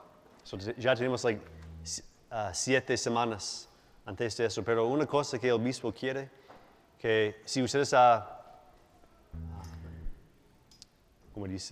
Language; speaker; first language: Spanish; non-native, fluent; English